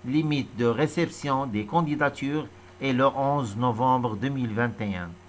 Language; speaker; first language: French; non-native, local second language; Arabic